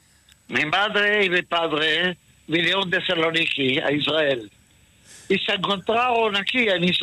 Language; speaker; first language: Spanish; early bilingual, heritage; Ladino